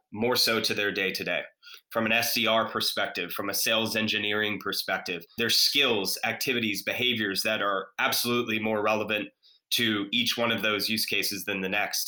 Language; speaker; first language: English; native; English